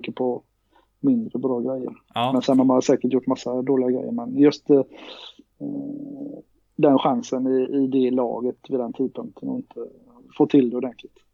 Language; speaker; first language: Swedish; native; Swedish